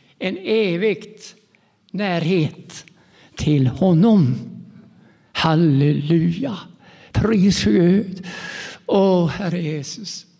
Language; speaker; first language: Swedish; native; Swedish